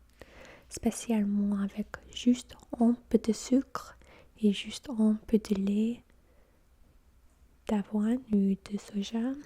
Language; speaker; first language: French; non-native, fluent; English